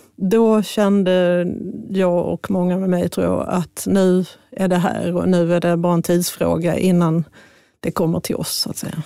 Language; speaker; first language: Swedish; native; Swedish